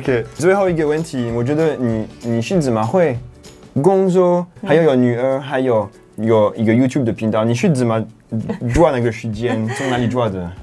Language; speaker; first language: Chinese; non-native, fluent; French